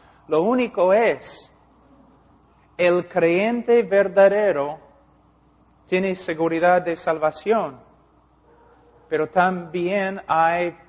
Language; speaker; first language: Spanish; non-native, fluent; English